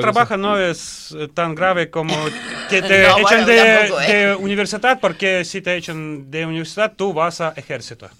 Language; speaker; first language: Spanish; non-native, learner; Russian